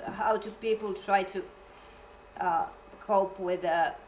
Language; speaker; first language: English; non-native, fluent; Finnish